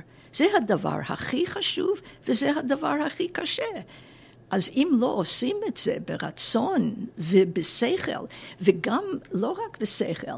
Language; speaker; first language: Hebrew; non-native, fluent; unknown